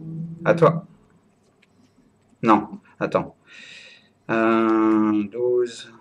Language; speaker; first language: French; native; French